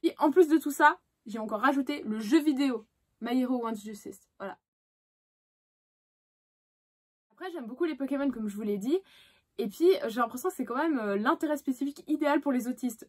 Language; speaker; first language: French; native; French